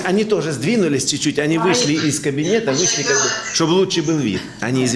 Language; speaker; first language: Russian; non-native, fluent; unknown